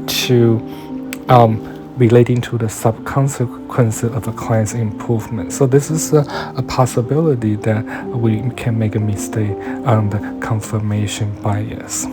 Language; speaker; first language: English; non-native, fluent; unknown